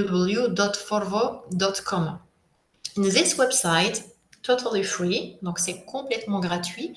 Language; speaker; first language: French; native; French